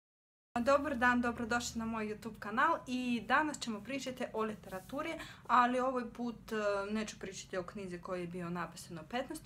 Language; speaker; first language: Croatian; non-native, fluent; Russian